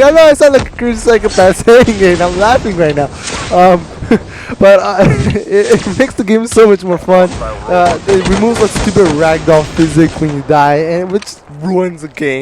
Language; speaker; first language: English; native; English